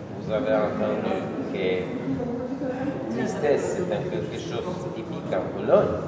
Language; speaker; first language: French; non-native, learner; Polish